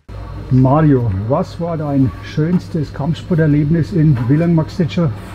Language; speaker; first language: German; native; German